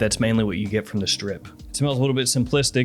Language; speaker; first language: English; native; English